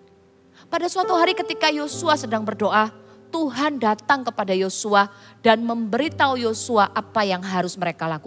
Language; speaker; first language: Indonesian; native; Indonesian